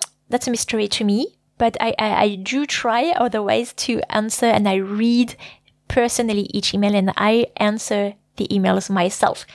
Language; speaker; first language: English; non-native, fluent; French